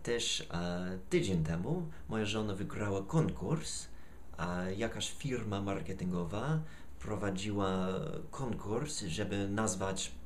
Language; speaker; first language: Polish; non-native, fluent; English